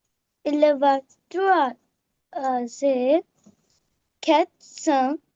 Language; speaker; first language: French; non-native, learner; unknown